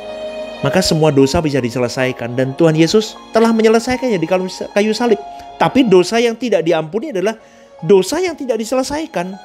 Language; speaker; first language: Indonesian; native; Indonesian